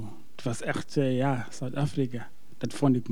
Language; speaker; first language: Dutch; non-native, fluent; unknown